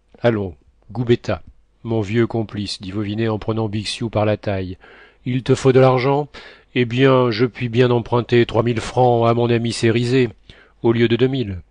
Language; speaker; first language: French; native; French